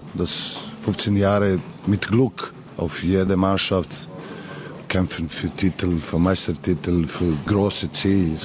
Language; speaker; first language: German; non-native, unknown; Serbian